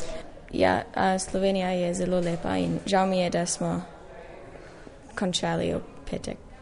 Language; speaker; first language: Slovenian; non-native, learner; English